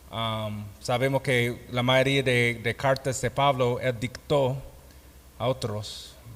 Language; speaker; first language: Spanish; non-native, fluent; English